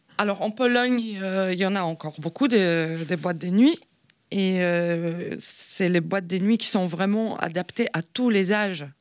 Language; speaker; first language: French; non-native, fluent; Polish